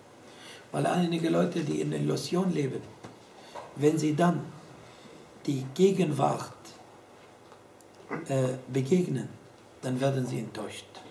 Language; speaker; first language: German; non-native, fluent; Arabic